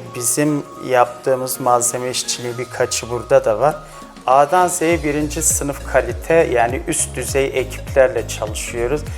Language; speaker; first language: Turkish; native; Turkish